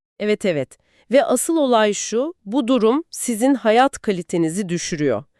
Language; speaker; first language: Turkish; native; Turkish